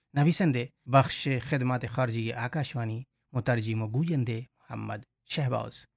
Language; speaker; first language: Persian; non-native, fluent; Urdu